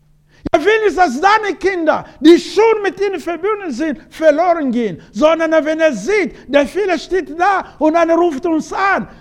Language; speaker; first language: German; non-native, learner; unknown